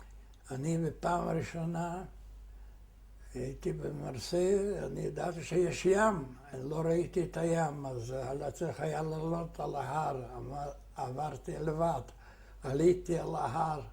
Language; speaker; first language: Hebrew; non-native, fluent; Yiddish